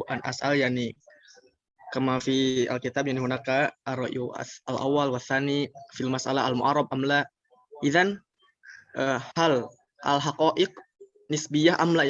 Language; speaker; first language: Arabic; non-native, learner; Indonesian